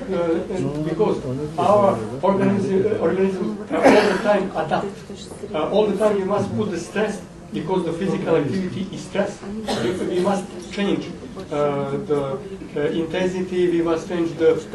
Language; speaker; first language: English; non-native, fluent; Serbian